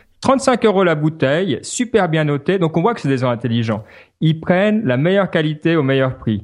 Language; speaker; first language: French; native; French